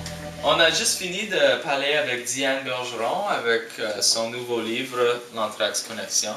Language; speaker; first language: French; non-native, learner; English